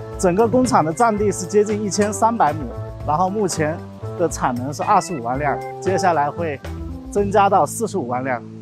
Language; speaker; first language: Chinese; native; Chinese